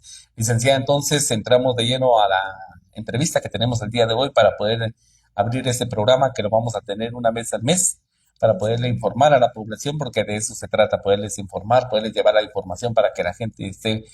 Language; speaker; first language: Spanish; native; Spanish